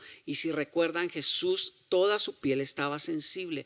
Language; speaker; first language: Spanish; native; Spanish